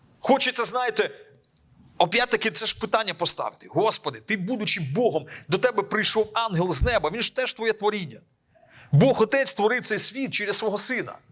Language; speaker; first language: Ukrainian; non-native, local second language; Russian